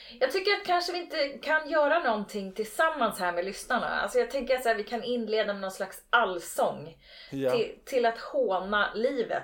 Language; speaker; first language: Swedish; native; Swedish